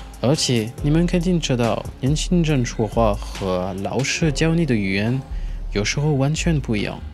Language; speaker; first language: Chinese; non-native, fluent; French